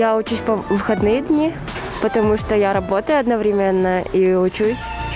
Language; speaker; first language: Russian; non-native, local second language; Kyrgyz